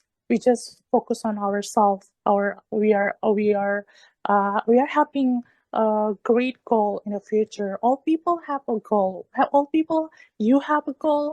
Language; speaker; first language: English; non-native, learner; Indonesian